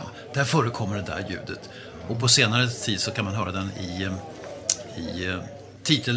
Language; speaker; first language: Swedish; native; Swedish